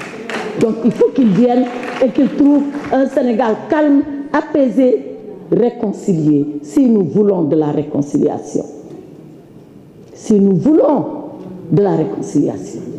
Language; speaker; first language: French; non-native, local second language; Wolof